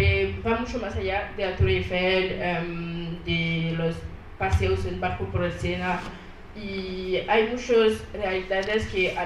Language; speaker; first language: Spanish; non-native, learner; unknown